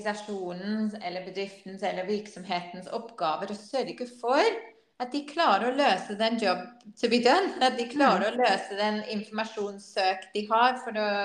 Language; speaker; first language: Norwegian; non-native, fluent; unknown